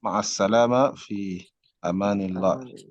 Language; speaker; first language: Arabic; non-native, fluent; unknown